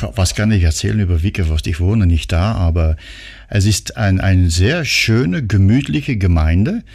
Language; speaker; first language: German; non-native, fluent; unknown